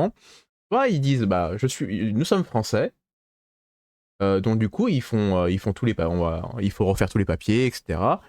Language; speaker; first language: French; native; French